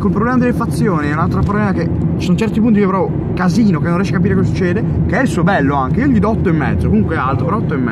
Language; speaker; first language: Italian; native; Italian